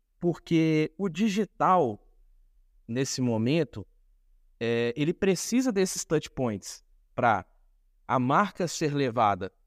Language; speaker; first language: Portuguese; native; Portuguese